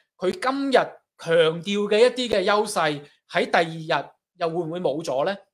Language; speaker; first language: Cantonese; native; Cantonese